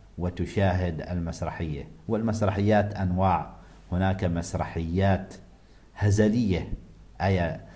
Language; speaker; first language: Arabic; native; Arabic